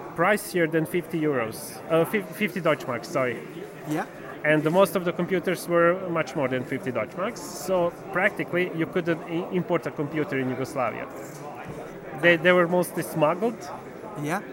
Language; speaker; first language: English; non-native, fluent; Serbian